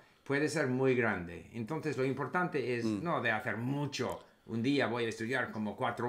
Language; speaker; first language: Spanish; non-native, fluent; English